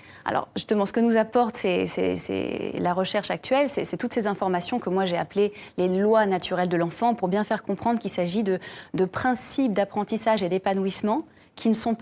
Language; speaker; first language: French; native; French